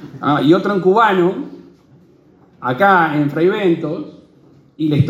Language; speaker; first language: Spanish; native; Spanish